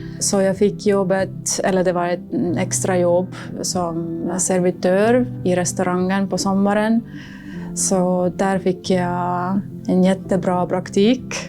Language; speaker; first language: Swedish; non-native, fluent; Estonian